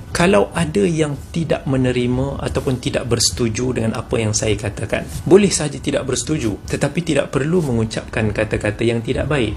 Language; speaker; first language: Malay; native; Malay